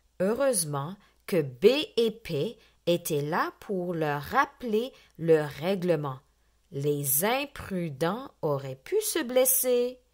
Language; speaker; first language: French; native; French